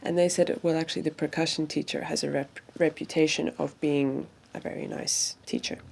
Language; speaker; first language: English; non-native, fluent; Latvian